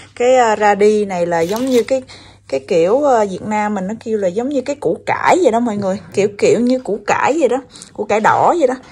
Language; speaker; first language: Vietnamese; native; Vietnamese